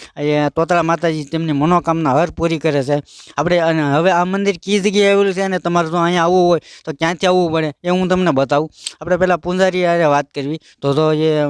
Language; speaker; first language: Gujarati; native; Gujarati